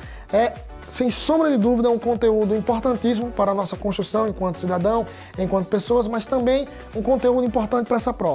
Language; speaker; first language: Portuguese; native; Portuguese